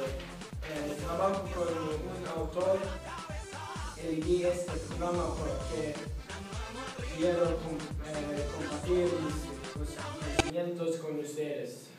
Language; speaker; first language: Spanish; non-native, learner; Swedish